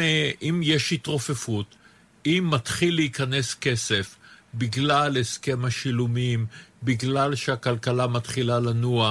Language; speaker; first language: Hebrew; native; Hebrew